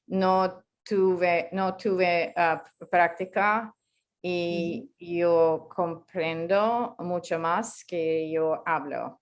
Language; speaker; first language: Spanish; non-native, learner; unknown